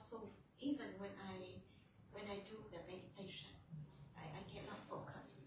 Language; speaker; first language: English; non-native, learner; Vietnamese